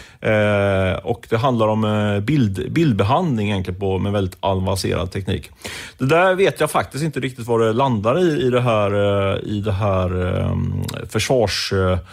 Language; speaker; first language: Swedish; native; Swedish